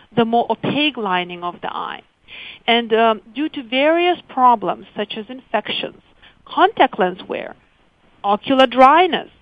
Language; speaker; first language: English; early bilingual, other home language; Lithuanian